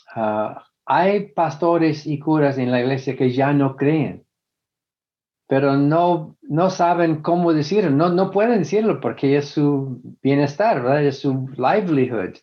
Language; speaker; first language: Spanish; non-native, fluent; English